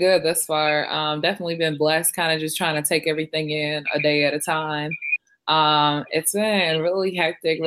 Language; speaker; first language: English; non-native, local second language; Shona